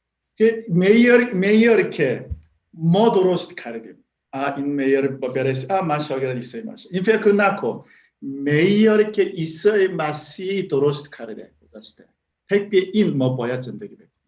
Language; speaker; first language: Persian; non-native, learner; Korean